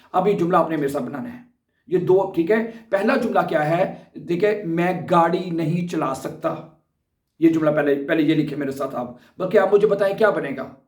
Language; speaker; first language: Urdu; native; Urdu